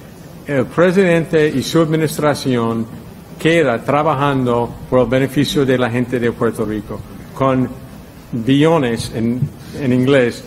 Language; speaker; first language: Spanish; non-native, fluent; English